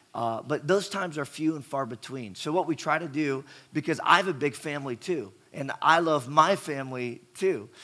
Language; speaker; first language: English; native; English